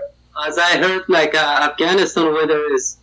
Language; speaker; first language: English; non-native, learner; Persian